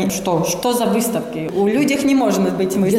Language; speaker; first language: Russian; non-native, local second language; Latvian